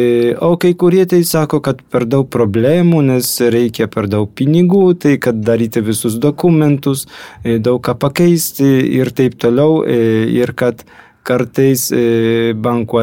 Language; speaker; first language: Lithuanian; early bilingual, heritage; Lithuanian